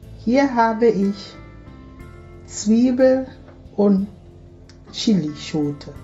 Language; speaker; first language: German; non-native, fluent; Akan